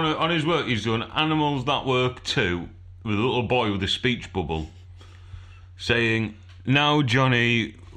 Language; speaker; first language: English; native; English